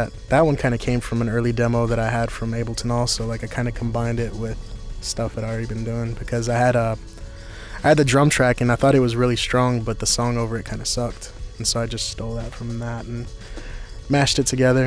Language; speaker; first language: English; native; English